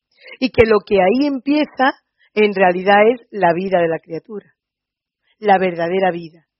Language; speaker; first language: Spanish; native; Spanish